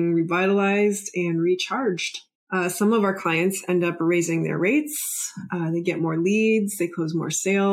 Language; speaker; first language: English; native; English